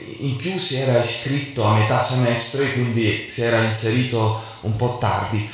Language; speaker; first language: Italian; non-native, fluent; Arabic